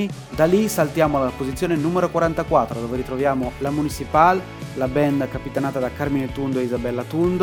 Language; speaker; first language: Italian; native; Italian